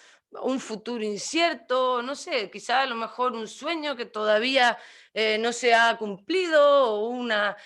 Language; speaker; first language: Spanish; native; Spanish